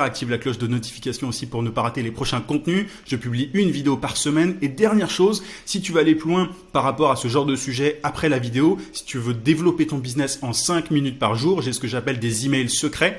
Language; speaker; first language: French; native; French